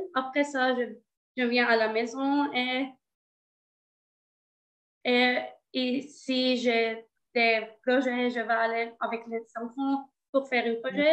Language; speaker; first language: French; non-native, learner; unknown